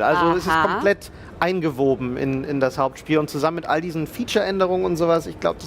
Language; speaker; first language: German; native; German